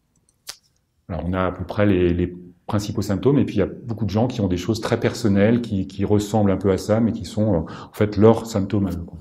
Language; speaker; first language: French; native; French